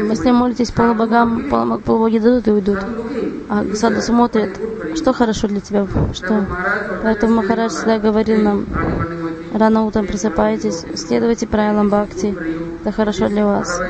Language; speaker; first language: Russian; non-native, fluent; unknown